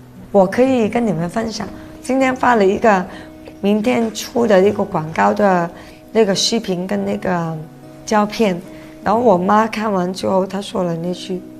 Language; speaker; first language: Chinese; non-native, local second language; Cantonese